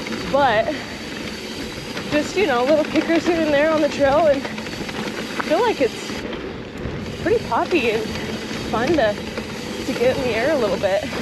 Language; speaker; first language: English; native; English